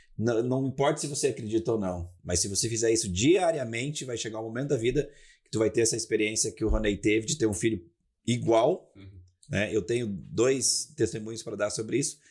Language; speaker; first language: Portuguese; native; Portuguese